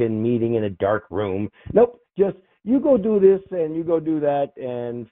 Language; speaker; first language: English; native; English